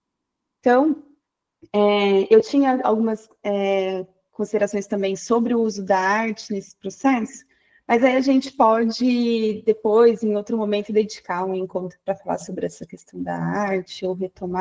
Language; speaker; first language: Portuguese; native; Portuguese